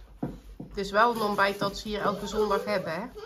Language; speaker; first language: Dutch; native; Dutch